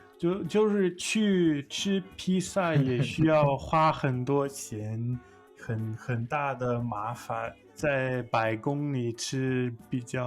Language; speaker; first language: Chinese; non-native, fluent; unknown